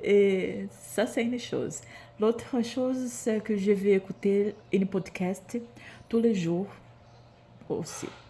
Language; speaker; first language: French; non-native, learner; Portuguese